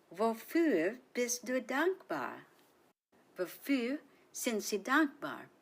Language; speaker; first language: German; non-native, fluent; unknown